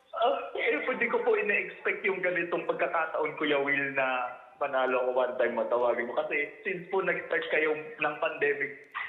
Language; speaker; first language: Filipino; native; Filipino